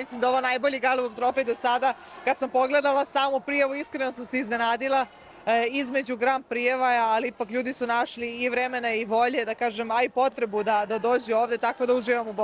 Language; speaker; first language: Serbian; native; Serbian